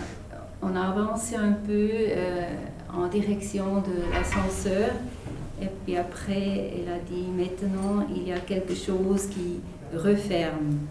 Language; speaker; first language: French; non-native, fluent; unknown